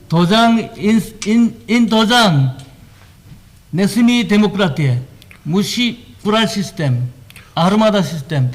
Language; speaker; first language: Czech; non-native, learner; Korean